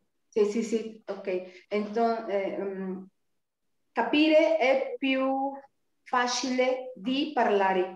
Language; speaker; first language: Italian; non-native, learner; Spanish